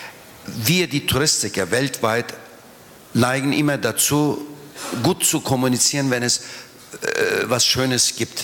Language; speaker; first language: German; non-native, fluent; Turkish